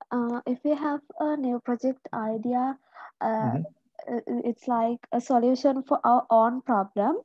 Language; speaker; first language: English; non-native, learner; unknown